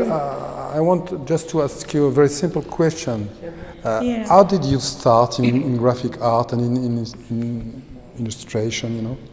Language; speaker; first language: English; non-native, fluent; French